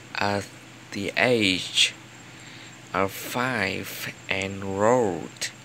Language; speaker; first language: English; non-native, learner; Vietnamese